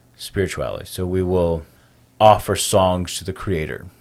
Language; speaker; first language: English; native; English